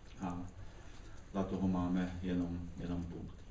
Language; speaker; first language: Polish; non-native, learner; Czech